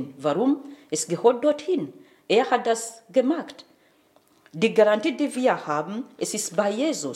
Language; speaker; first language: German; non-native, fluent; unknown